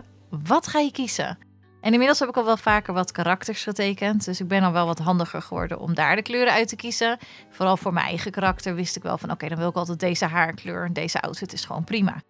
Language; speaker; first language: Dutch; native; Dutch